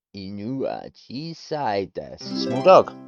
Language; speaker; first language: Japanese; non-native, learner; English